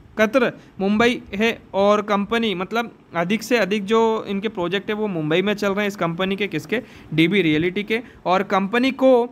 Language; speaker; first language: Hindi; native; Hindi